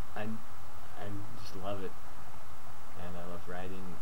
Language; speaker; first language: English; native; English